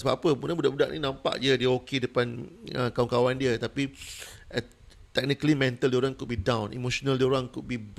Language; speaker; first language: Malay; native; Malay